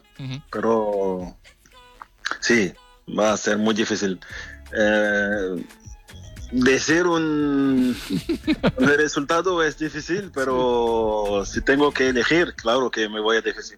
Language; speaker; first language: Spanish; non-native, fluent; French